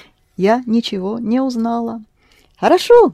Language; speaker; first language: Russian; non-native, fluent; English